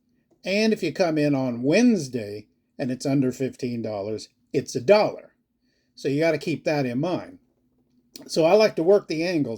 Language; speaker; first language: English; native; English